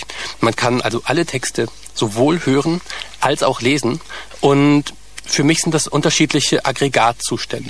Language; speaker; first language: German; native; German